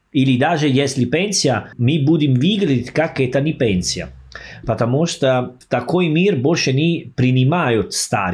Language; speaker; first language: Russian; non-native, learner; Italian